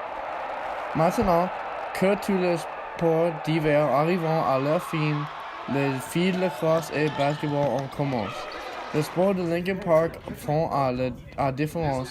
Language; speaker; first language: French; non-native, learner; English